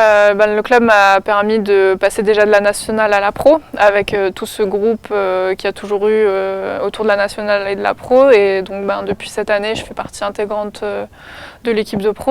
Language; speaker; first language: French; native; French